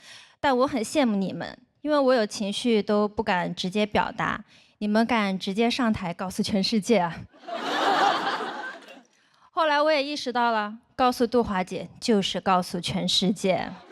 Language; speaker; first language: Chinese; native; Chinese